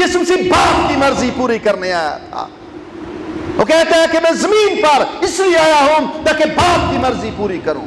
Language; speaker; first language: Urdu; non-native, local second language; Punjabi